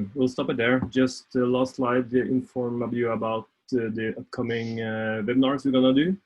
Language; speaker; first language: English; non-native, fluent; Norwegian